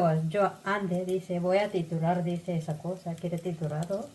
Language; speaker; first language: Spanish; non-native, learner; Malayalam